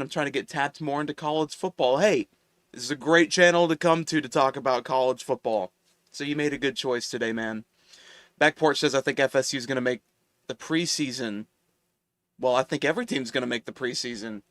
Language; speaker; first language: English; native; English